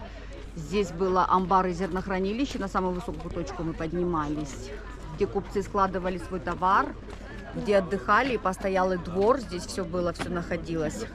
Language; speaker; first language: Russian; native; Russian